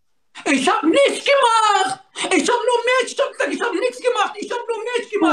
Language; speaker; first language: German; non-native, learner; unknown